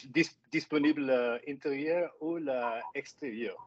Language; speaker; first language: French; non-native, learner; English